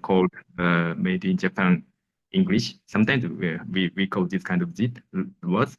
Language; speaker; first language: English; non-native, learner; Japanese